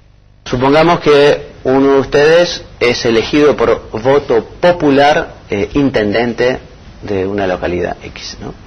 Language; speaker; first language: Spanish; native; Spanish